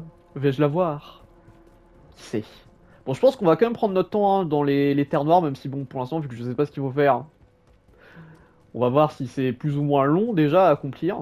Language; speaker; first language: French; native; French